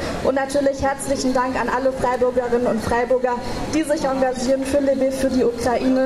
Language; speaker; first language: German; native; German